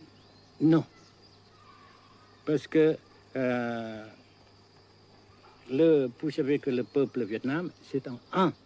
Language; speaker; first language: French; non-native, local second language; Vietnamese